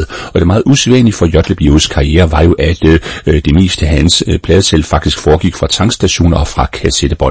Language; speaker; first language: Danish; native; Danish